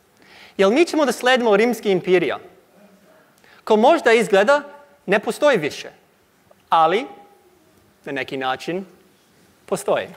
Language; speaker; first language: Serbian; non-native, learner; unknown